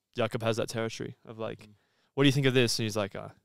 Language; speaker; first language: English; native; English